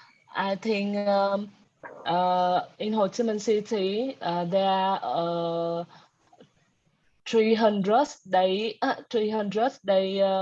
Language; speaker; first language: English; non-native, learner; Vietnamese